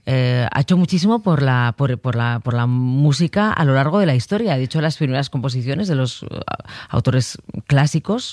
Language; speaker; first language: Spanish; native; Spanish